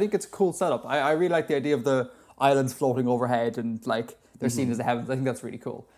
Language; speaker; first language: English; native; English